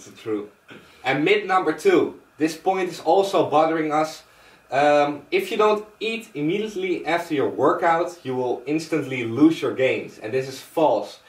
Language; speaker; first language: English; non-native, fluent; Dutch